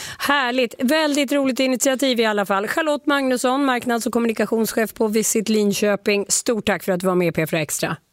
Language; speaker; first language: Swedish; native; Swedish